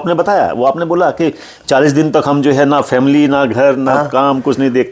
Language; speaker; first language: Hindi; native; Hindi